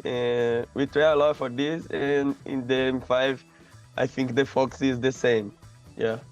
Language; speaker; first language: English; non-native, learner; Portuguese